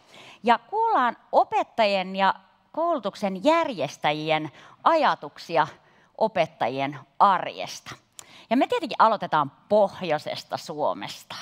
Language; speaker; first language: Finnish; native; Finnish